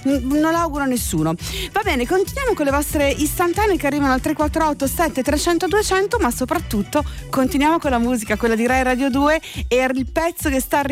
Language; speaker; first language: Italian; native; Italian